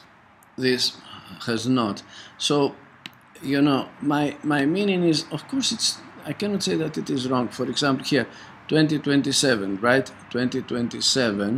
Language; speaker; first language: English; non-native, fluent; Greek